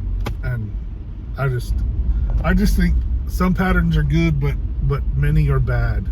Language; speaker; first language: English; native; English